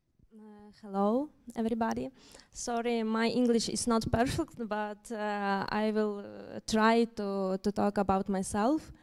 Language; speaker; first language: English; non-native, learner; Ukrainian